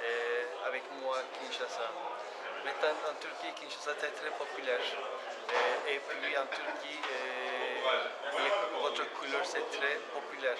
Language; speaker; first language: French; non-native, learner; Turkish